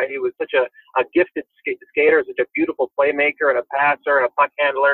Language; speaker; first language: English; native; English